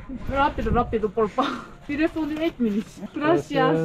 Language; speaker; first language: Spanish; non-native, learner; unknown